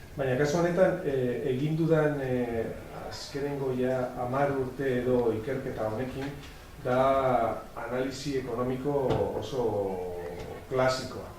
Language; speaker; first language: Basque; non-native, local second language; Spanish